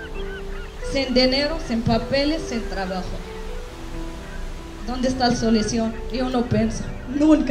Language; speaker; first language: Spanish; non-native, learner; Arabic